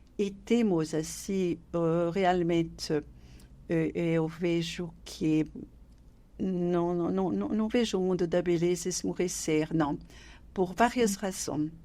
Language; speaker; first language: Portuguese; non-native, fluent; French